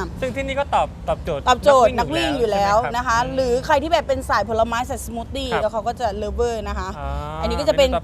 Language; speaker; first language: Thai; native; Thai